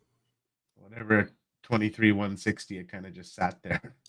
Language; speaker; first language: English; native; English